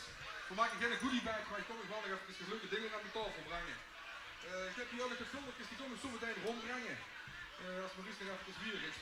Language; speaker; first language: Dutch; native; Dutch